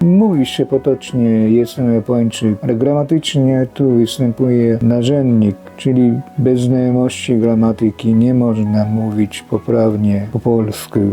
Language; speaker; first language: Polish; non-native, fluent; Japanese